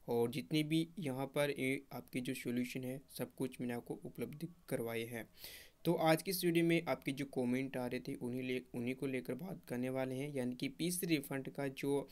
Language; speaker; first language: Hindi; native; Hindi